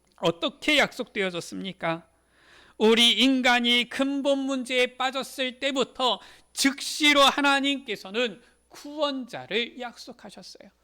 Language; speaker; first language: Korean; native; Korean